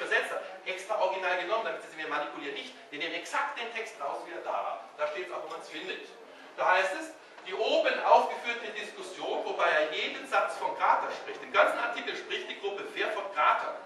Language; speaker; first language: German; native; German